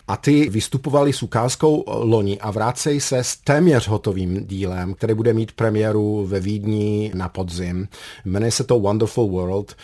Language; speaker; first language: Czech; non-native, fluent; English